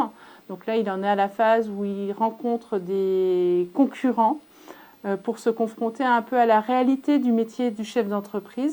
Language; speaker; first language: French; native; French